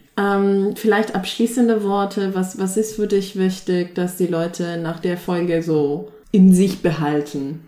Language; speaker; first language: German; native; German